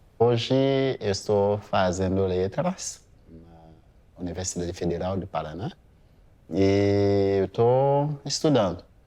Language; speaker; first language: Portuguese; non-native, fluent; Haitian Creole